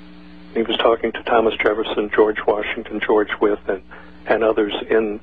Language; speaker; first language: English; native; English